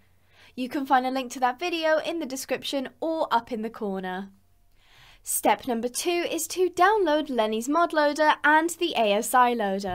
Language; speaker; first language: English; native; English